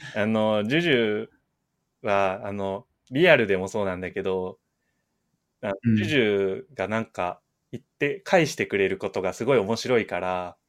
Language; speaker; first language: Japanese; native; Japanese